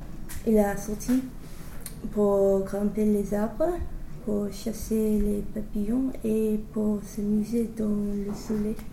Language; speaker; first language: French; non-native, learner; English